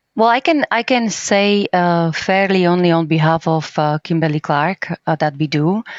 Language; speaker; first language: English; non-native, fluent; Slovak